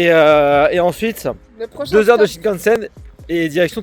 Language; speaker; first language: French; native; French